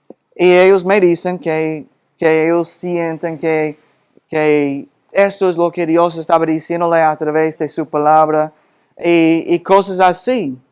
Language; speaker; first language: Spanish; non-native, fluent; English